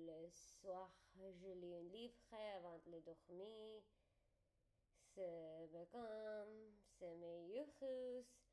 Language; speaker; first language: French; non-native, learner; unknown